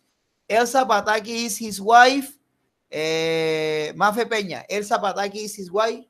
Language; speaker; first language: English; non-native, fluent; Spanish